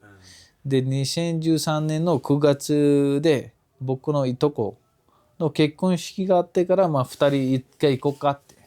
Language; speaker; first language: Japanese; non-native, fluent; Kashmiri